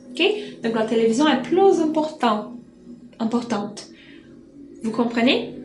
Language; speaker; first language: French; non-native, fluent; Portuguese